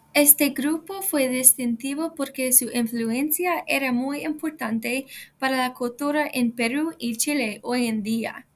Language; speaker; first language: Spanish; non-native, learner; English